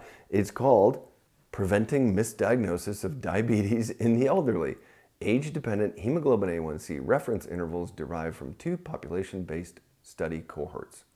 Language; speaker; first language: English; native; English